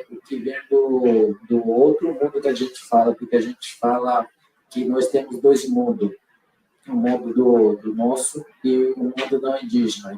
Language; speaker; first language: Portuguese; non-native, local second language; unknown